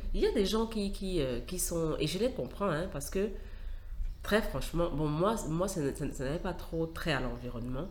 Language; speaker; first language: French; native; French